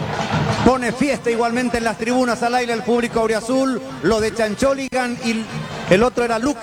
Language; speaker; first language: Spanish; native; Spanish